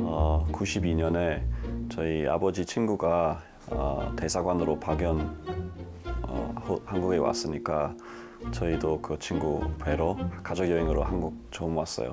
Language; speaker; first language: Korean; non-native, fluent; English